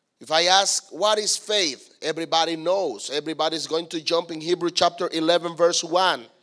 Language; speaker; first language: English; non-native, fluent; Spanish